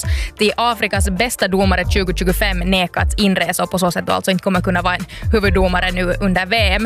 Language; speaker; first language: Swedish; native; Swedish